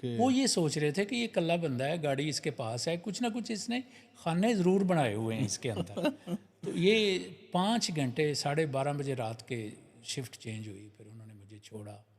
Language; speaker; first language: Urdu; non-native, local second language; Punjabi